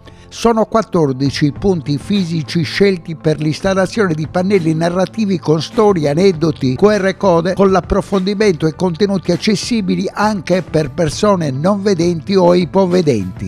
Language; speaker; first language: Italian; native; Italian